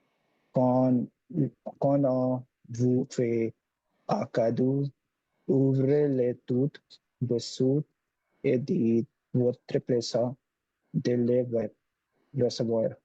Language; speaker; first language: French; non-native, learner; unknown